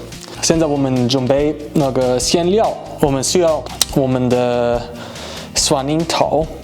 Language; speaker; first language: Chinese; non-native, fluent; German